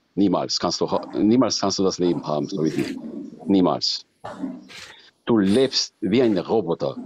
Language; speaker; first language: German; non-native, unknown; Albanian